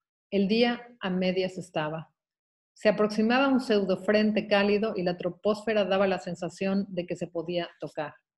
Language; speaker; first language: Spanish; early bilingual, heritage; Spanish